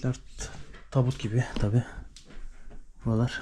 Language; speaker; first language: Turkish; native; Turkish